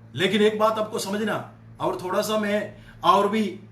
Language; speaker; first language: Hindi; non-native, local second language; Malayalam